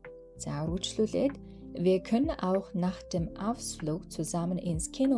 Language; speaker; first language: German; non-native, fluent; Mongolian